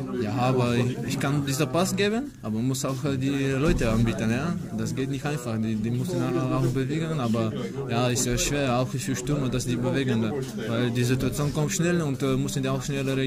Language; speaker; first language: German; non-native, learner; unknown